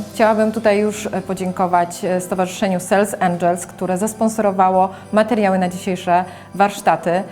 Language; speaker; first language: Polish; native; Polish